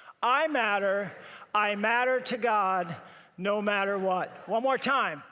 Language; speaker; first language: English; native; English